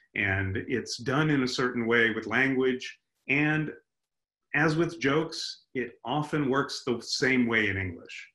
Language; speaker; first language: English; native; English